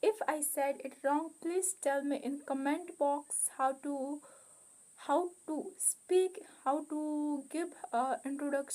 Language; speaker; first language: English; non-native, local second language; Hindi